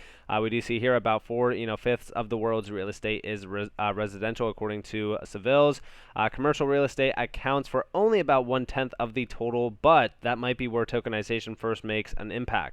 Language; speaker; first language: English; native; English